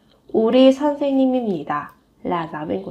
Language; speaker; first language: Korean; non-native, fluent; Vietnamese